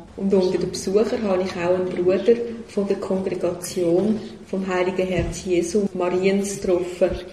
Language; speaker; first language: German; native; German